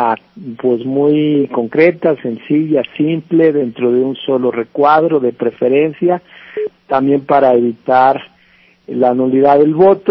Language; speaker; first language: Spanish; native; Spanish